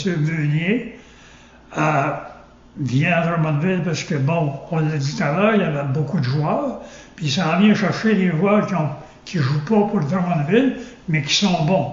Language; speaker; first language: French; native; French